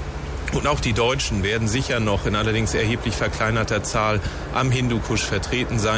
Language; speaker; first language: German; native; German